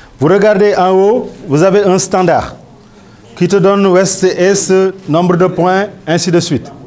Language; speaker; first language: French; non-native, local second language; Wolof